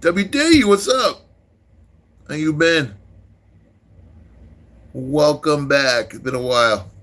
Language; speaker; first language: English; native; English